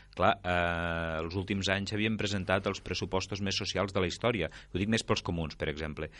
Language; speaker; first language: Catalan; native; Catalan